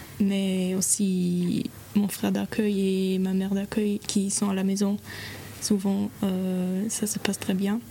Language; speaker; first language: French; non-native, fluent; German